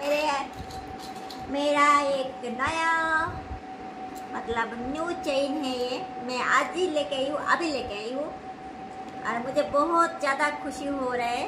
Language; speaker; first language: Hindi; non-native, local second language; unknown